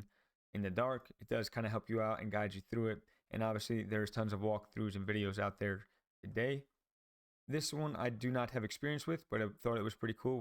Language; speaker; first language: English; native; English